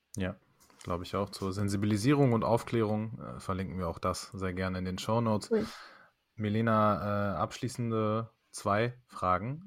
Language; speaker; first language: German; native; German